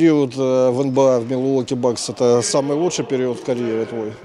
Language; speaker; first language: Russian; native; Russian